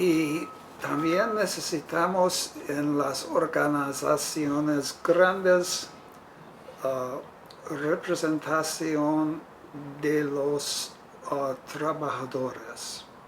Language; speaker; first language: Spanish; non-native, fluent; English